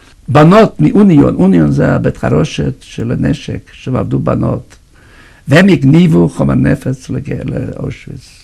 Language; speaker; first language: Hebrew; non-native, fluent; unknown